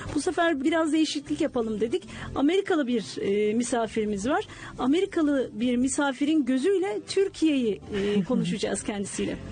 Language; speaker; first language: Turkish; native; Turkish